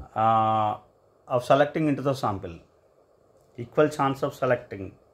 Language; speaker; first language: English; non-native, local second language; Telugu